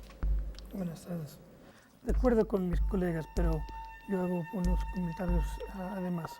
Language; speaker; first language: Spanish; non-native, fluent; English